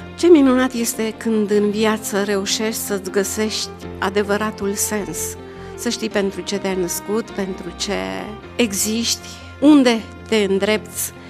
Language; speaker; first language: Romanian; native; Romanian